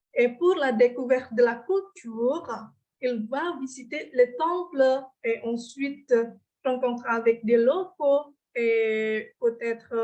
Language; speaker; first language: French; non-native, fluent; Indonesian